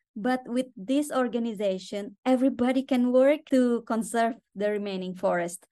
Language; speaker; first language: English; non-native, fluent; Indonesian